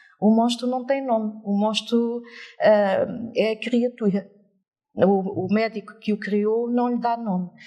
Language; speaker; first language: Portuguese; early bilingual, other home language; French